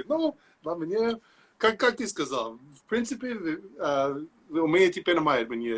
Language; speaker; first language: Russian; non-native, learner; English